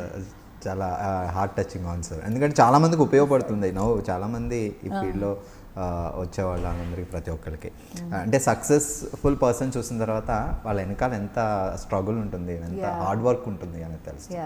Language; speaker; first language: Telugu; native; Telugu